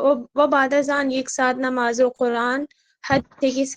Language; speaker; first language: Persian; non-native, learner; Urdu